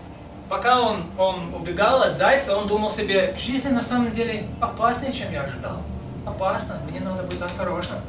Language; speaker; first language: Russian; non-native, fluent; English